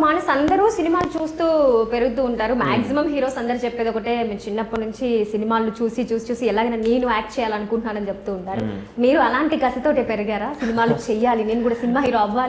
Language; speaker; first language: Telugu; native; Telugu